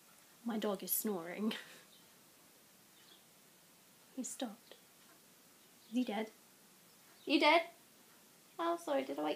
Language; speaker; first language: English; native; English